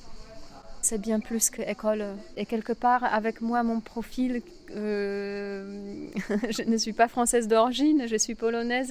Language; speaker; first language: French; non-native, fluent; Polish